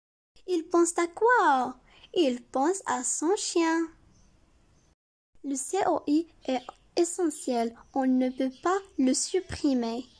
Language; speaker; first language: French; non-native, local second language; Arabic